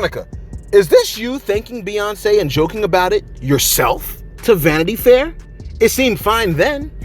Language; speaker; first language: English; native; English